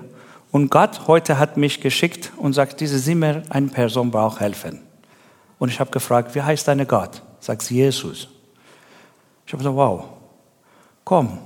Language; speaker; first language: German; non-native, learner; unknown